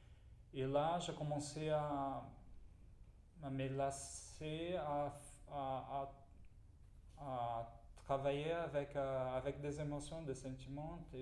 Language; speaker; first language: French; non-native, fluent; Portuguese